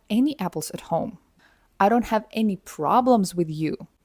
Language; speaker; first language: English; non-native, fluent; Ukrainian